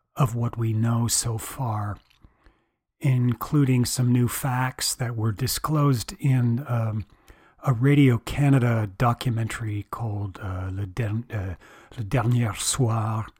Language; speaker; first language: English; native; English